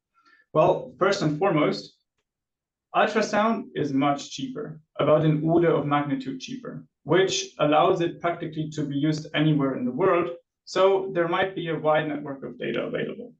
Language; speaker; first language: English; non-native, fluent; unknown